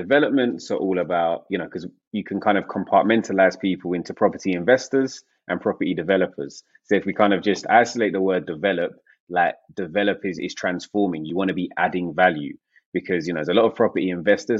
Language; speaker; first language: English; native; English